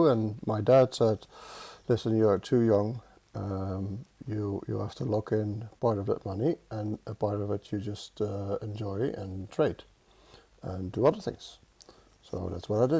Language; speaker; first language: English; non-native, fluent; Dutch